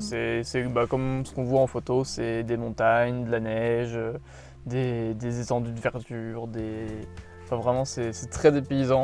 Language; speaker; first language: French; native; French